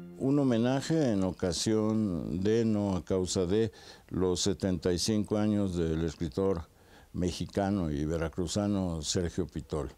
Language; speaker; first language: Spanish; native; Spanish